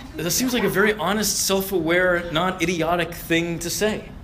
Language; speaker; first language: English; early bilingual, other home language; Arabic